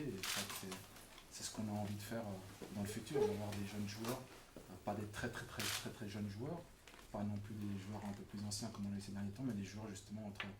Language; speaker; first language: French; native; French